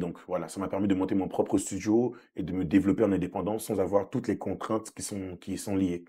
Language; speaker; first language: French; early bilingual, other home language; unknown